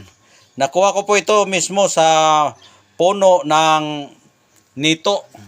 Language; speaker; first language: Filipino; non-native, local second language; Cebuano